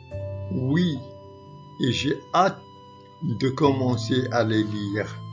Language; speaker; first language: French; non-native, local second language; Arabic